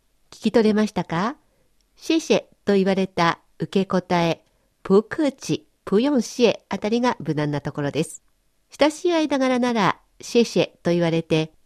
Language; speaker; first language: Japanese; native; Japanese